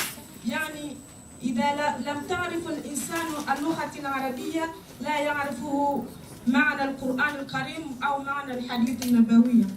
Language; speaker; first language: Arabic; non-native, learner; Malagasy